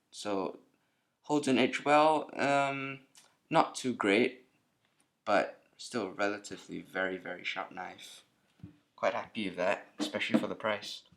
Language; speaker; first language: English; native; English